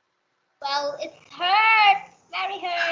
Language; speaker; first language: English; non-native, learner; Vietnamese